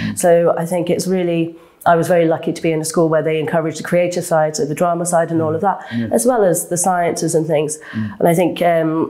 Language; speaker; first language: English; native; English